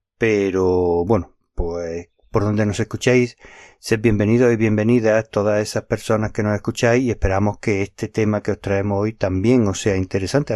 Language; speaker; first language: Spanish; native; Spanish